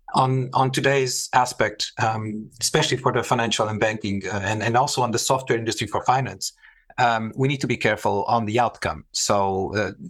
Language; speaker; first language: English; non-native, fluent; Portuguese